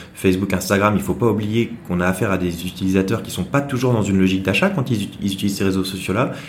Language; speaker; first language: French; native; French